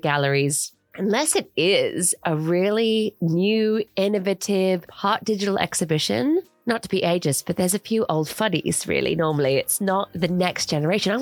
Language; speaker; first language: English; native; English